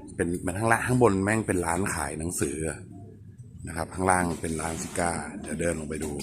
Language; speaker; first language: Thai; native; Thai